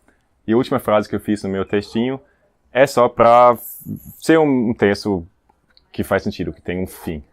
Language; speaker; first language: Portuguese; non-native, fluent; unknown